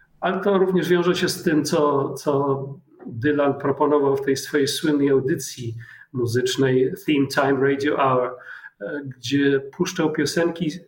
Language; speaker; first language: Polish; native; Polish